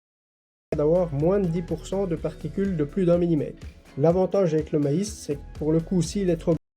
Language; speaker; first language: French; native; French